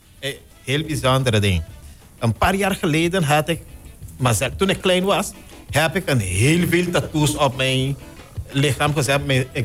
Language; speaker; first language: Dutch; non-native, local second language; Papiamento